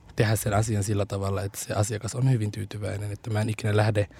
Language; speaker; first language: Finnish; early bilingual, other home language; Somali